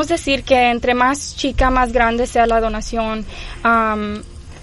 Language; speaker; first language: Spanish; early bilingual, heritage; Spanish